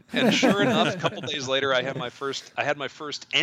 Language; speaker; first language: English; native; English